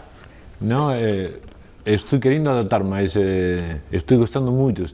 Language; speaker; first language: Portuguese; non-native, learner; Spanish